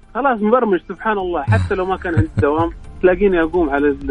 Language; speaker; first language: Arabic; native; Arabic